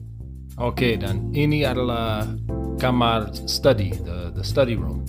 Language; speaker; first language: Indonesian; non-native, learner; English